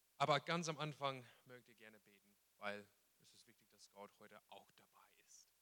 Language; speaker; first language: German; non-native, fluent; English